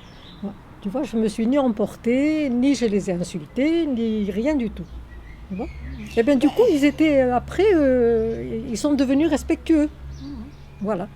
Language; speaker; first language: French; native; French